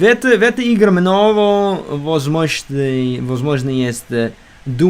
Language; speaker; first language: Russian; non-native, learner; English